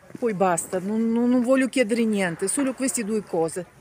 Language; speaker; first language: Italian; non-native, learner; Ukrainian